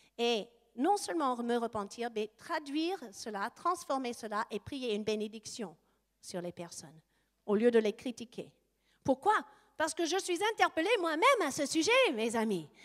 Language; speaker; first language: French; non-native, fluent; English